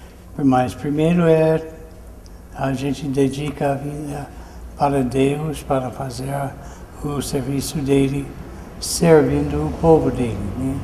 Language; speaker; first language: Portuguese; non-native, fluent; English